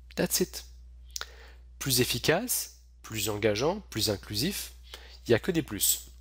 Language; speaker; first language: French; native; French